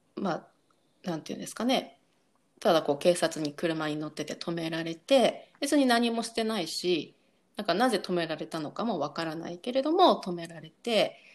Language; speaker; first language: Japanese; native; Japanese